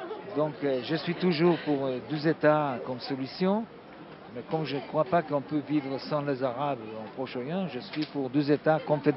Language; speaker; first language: French; non-native, fluent; Hebrew